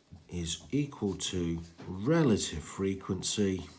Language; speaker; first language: English; native; English